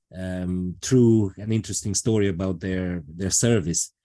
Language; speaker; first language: English; non-native, fluent; Romanian